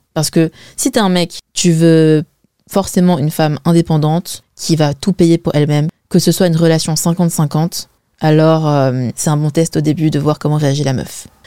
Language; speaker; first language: French; early bilingual, other home language; Wu Chinese